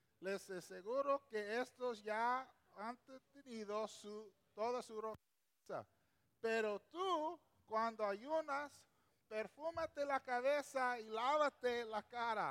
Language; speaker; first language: Spanish; non-native, local second language; English